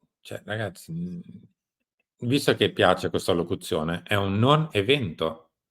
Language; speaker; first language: Italian; native; Italian